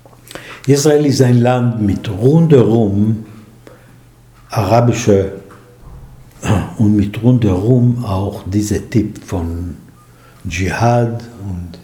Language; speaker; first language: German; non-native, fluent; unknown